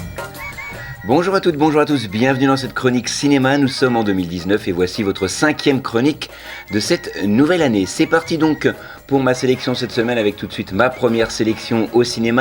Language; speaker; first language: French; native; French